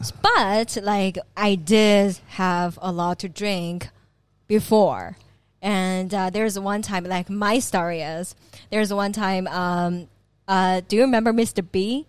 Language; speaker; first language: English; non-native, fluent; Chinese